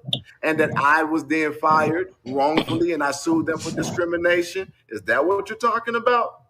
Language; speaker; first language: English; native; English